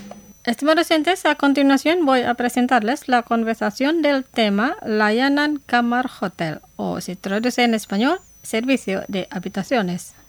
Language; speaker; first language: Spanish; non-native, fluent; Indonesian